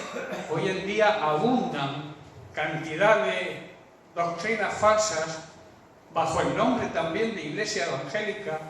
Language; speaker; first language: Spanish; native; Spanish